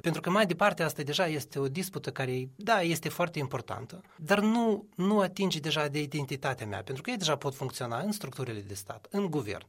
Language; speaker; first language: Romanian; non-native, fluent; Russian